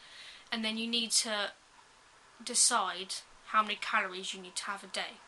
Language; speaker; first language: English; native; English